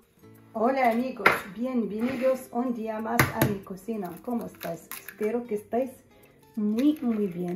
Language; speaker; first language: Spanish; non-native, fluent; Arabic